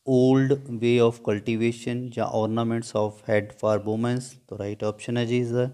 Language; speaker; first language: Hindi; non-native, local second language; Punjabi